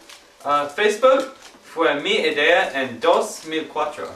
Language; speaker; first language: Spanish; non-native, learner; English